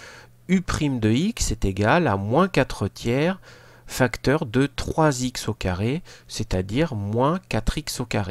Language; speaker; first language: French; native; French